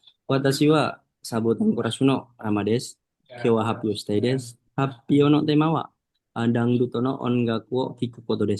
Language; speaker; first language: Japanese; non-native, learner; Indonesian